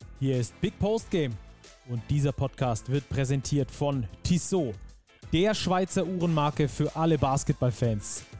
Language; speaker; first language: German; native; German